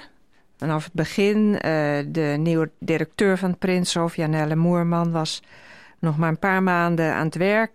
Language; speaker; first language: Dutch; native; Dutch